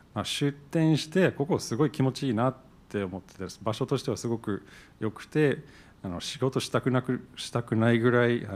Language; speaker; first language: Japanese; non-native, fluent; English